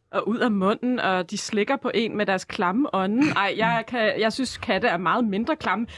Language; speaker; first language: Danish; native; Danish